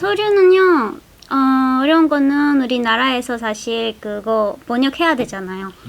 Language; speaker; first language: Korean; non-native, fluent; Spanish